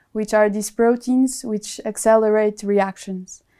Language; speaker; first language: English; non-native, fluent; Portuguese